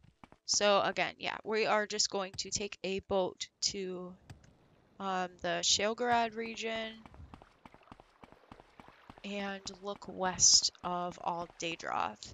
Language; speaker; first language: English; native; English